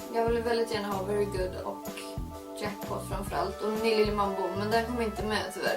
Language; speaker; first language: Swedish; native; Swedish